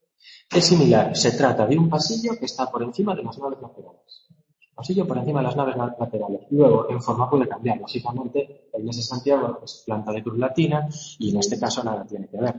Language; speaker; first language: Spanish; native; Spanish